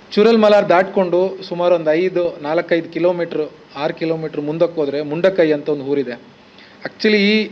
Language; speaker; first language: Kannada; native; Kannada